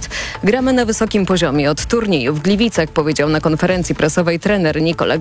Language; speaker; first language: Polish; native; Polish